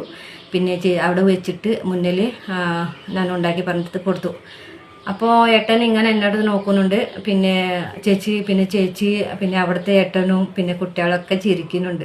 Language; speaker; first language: Malayalam; non-native, local second language; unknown